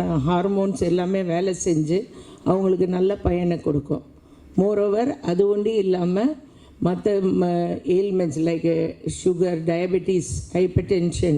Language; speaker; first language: Tamil; native; Tamil